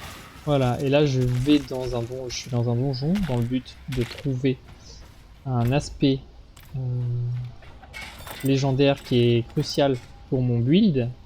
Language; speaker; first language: French; native; French